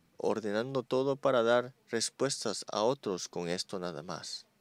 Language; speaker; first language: Spanish; non-native, learner; Korean